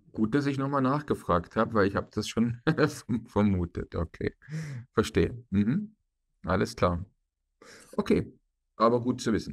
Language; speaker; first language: German; native; German